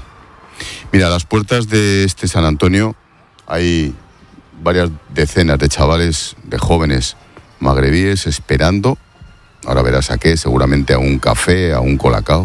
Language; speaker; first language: Spanish; native; Spanish